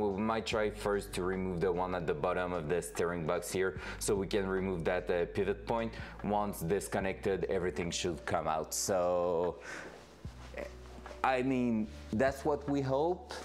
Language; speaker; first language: English; non-native, fluent; French